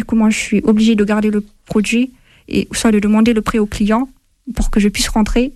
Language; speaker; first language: French; non-native, fluent; Amharic